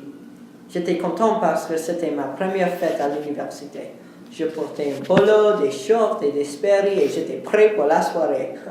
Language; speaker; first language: French; non-native, learner; English